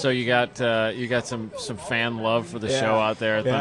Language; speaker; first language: English; native; English